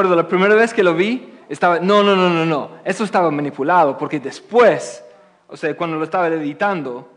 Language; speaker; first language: Spanish; non-native, fluent; English